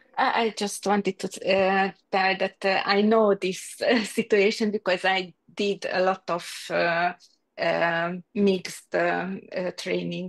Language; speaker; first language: English; non-native, learner; Hungarian